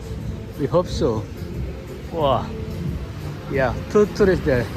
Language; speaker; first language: English; non-native, learner; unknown